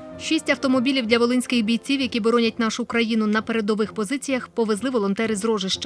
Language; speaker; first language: Ukrainian; native; Ukrainian